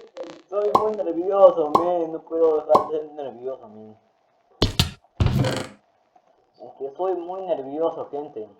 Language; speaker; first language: Spanish; native; Spanish